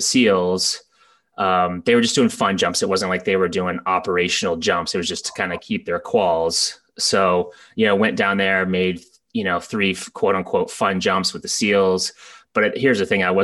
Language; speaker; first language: English; native; English